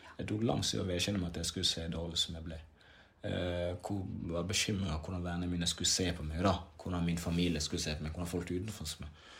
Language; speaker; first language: Norwegian; early bilingual, other home language; Swahili